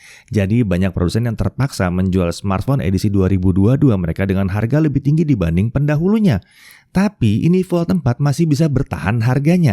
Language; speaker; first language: Indonesian; native; Indonesian